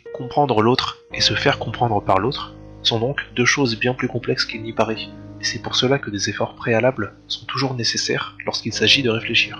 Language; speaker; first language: French; native; French